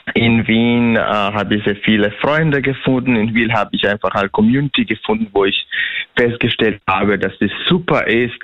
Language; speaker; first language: German; non-native, fluent; Bosnian